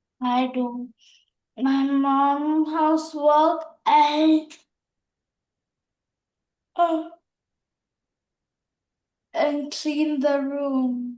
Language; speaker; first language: English; non-native, learner; Vietnamese